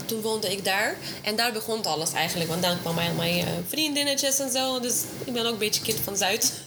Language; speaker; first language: Dutch; non-native, fluent; Russian